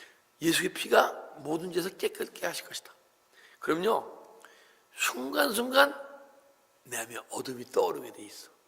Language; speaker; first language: Korean; native; Korean